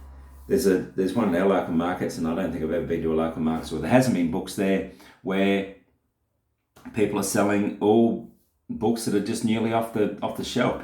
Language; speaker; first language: English; native; English